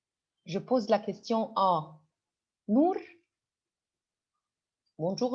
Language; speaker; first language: French; non-native, fluent; Arabic